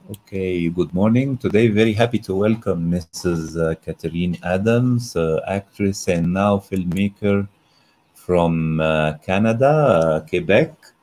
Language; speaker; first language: English; non-native, fluent; Arabic